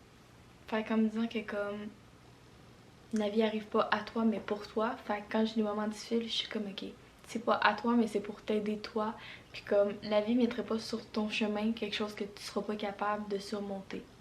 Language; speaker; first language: French; native; French